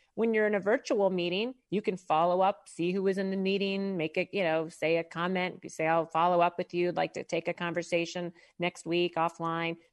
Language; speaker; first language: English; native; English